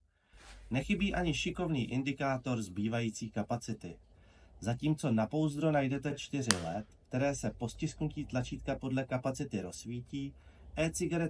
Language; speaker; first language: Czech; native; Czech